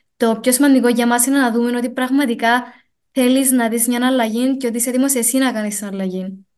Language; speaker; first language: Greek; native; Greek